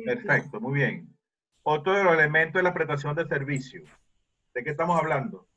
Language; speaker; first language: Spanish; native; Spanish